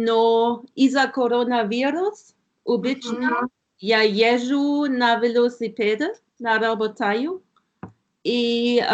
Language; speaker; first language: Russian; non-native, learner; German